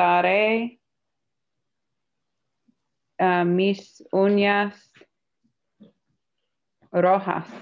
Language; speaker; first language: Spanish; non-native, learner; English